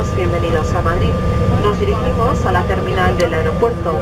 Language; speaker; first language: Spanish; native; Spanish